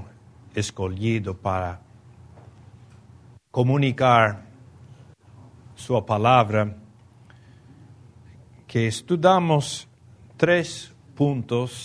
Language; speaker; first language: Portuguese; non-native, fluent; Spanish